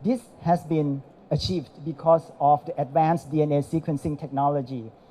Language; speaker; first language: English; non-native, fluent; Thai